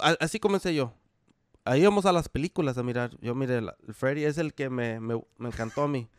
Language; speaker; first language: Spanish; early bilingual, heritage; Spanish